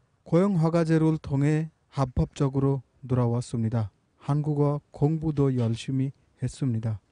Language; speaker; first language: Korean; non-native, learner; Bangla